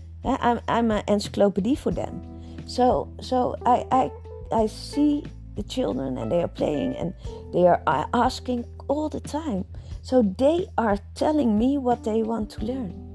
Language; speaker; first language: English; non-native, learner; Dutch